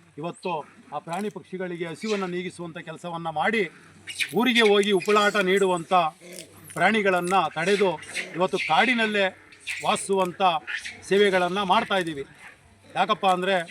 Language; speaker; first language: Kannada; native; Kannada